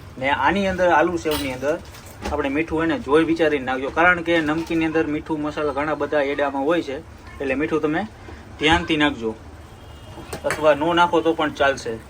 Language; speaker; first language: Gujarati; native; Gujarati